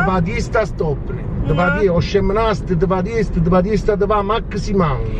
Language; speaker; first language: Polish; non-native, learner; Italian